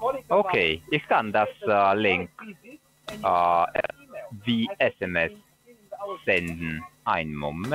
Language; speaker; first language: German; non-native, learner; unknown